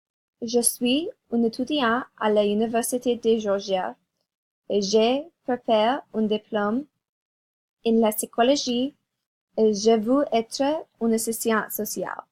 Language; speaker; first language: French; non-native, learner; English